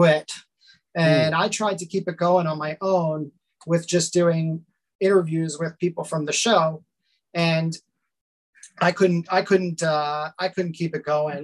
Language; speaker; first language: English; native; English